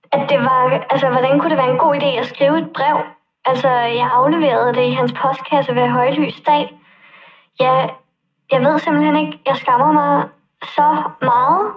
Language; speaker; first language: Danish; native; Danish